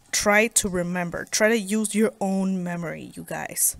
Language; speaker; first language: English; native; English